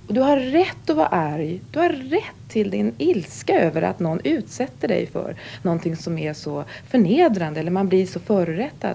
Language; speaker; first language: Swedish; native; Swedish